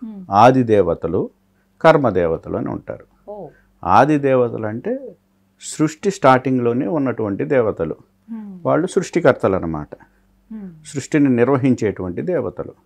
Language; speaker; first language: Telugu; native; Telugu